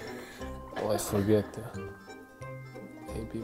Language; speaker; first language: English; non-native, learner; Serbian